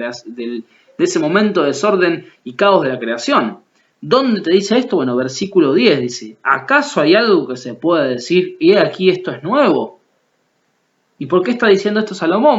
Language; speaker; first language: Spanish; native; Spanish